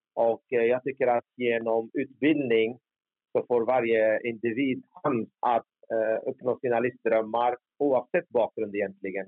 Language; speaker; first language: Swedish; early bilingual, other home language; Turoyo